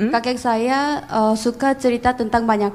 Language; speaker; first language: Indonesian; non-native, fluent; Korean